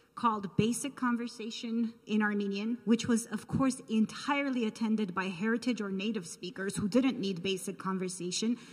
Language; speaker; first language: English; early bilingual, other home language; Armenian